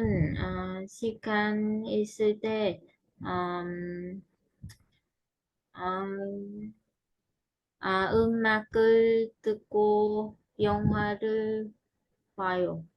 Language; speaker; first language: Korean; non-native, learner; Vietnamese